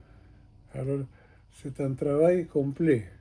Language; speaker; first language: French; non-native, fluent; Spanish